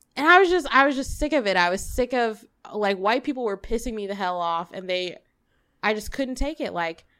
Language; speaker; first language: English; native; English